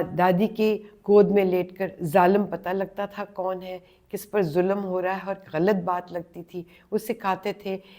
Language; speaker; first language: Urdu; native; Urdu